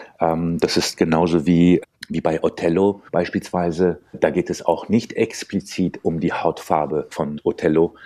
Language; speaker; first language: German; early bilingual, other home language; Turkish